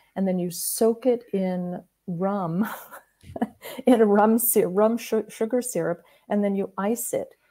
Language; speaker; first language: English; native; English